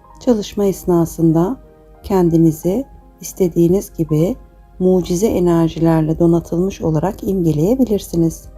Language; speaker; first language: Turkish; native; Turkish